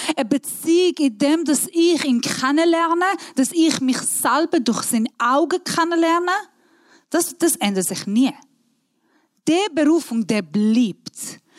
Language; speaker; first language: German; non-native, fluent; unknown